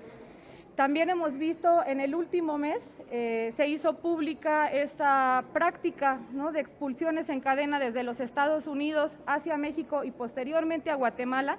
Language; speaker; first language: Spanish; native; Spanish